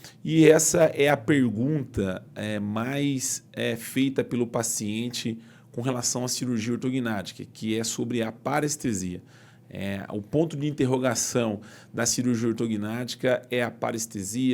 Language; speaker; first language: Portuguese; native; Portuguese